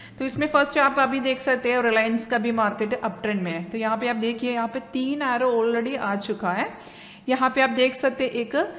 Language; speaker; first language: Hindi; non-native, local second language; Malayalam